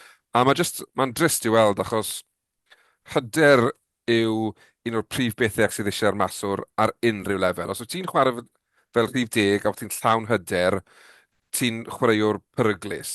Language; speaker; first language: Welsh; native; Welsh